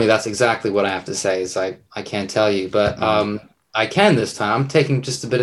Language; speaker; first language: English; native; English